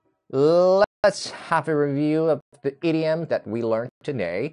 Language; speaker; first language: English; non-native, fluent; Chinese